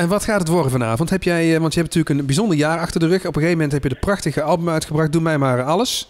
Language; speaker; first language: Dutch; native; Dutch